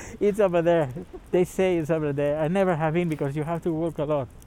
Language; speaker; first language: English; non-native, learner; Spanish